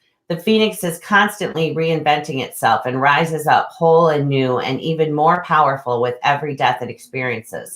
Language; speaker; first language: English; native; English